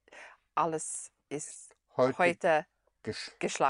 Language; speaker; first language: German; non-native, learner; English